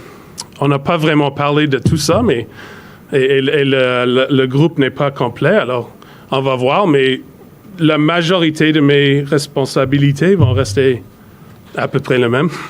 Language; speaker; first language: French; non-native, fluent; English